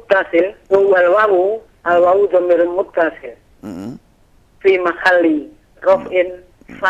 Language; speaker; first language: Arabic; non-native, learner; Indonesian